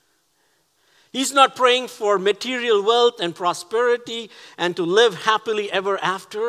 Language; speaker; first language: English; non-native, local second language; Tamil